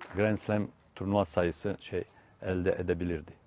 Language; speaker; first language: Turkish; non-native, fluent; Romanian